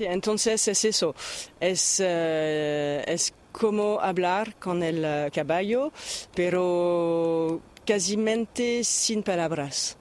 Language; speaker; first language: Spanish; non-native, fluent; French